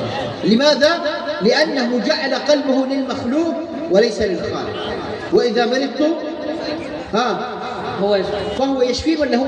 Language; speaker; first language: Arabic; native; Arabic